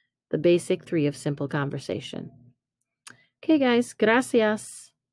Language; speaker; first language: English; native; English